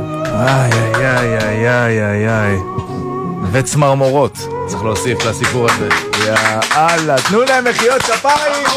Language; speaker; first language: Hebrew; native; Hebrew